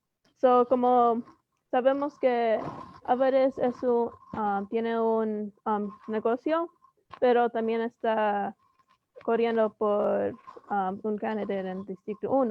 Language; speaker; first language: Spanish; early bilingual, heritage; Spanish